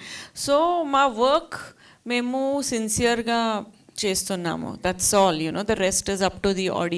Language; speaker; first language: Telugu; non-native, learner; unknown